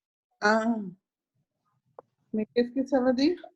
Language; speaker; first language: French; non-native, learner; Spanish